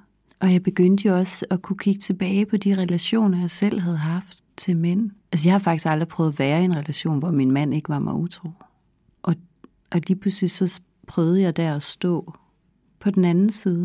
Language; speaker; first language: Danish; native; Danish